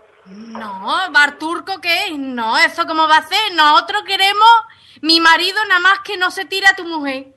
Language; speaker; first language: Spanish; native; Spanish